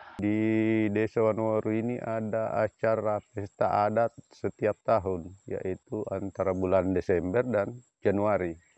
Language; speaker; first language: Indonesian; non-native, local second language; Buginese